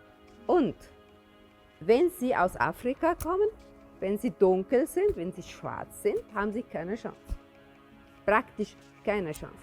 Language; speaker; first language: German; non-native, fluent; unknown